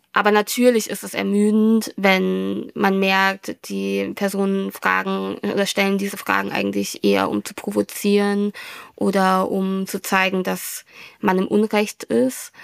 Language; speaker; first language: German; early bilingual, other home language; Vietnamese